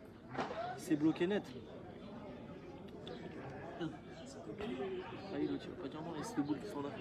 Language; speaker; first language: French; native; French